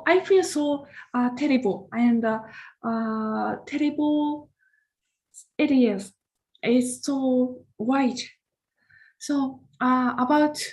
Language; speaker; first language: English; non-native, learner; Japanese